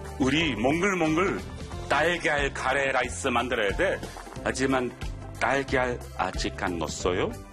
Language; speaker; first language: Korean; non-native, fluent; English